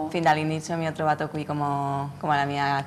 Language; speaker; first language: Italian; non-native, learner; Spanish